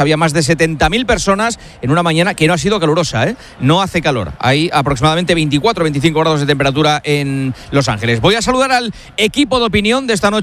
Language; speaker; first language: Spanish; native; Spanish